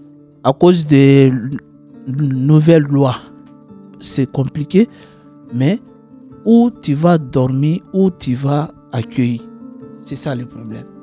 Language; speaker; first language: French; non-native, learner; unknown